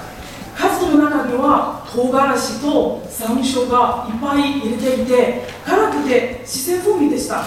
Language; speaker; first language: Japanese; non-native, fluent; Chinese